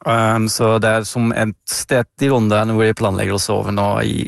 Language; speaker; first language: Norwegian; non-native, fluent; Dutch